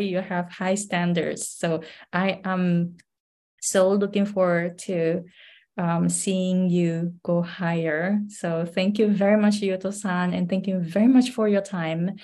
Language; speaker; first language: English; non-native, fluent; Japanese